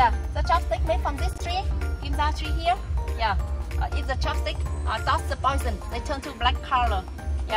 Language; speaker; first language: English; non-native, fluent; Vietnamese